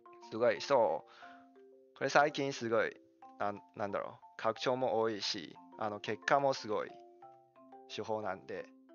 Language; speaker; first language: Japanese; non-native, fluent; Chinese